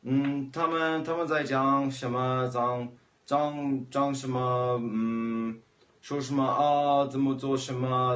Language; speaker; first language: Chinese; non-native, learner; English